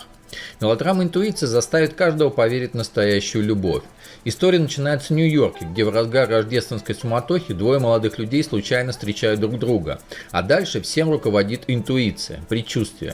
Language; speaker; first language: Russian; native; Russian